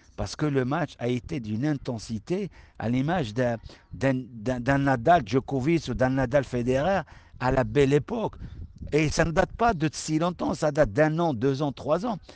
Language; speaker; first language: French; non-native, local second language; Arabic